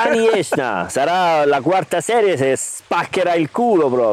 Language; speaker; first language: Russian; non-native, learner; Italian